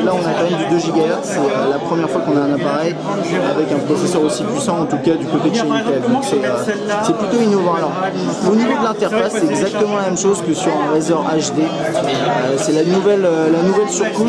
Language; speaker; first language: French; native; French